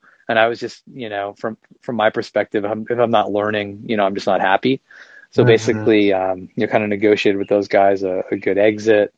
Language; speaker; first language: English; native; English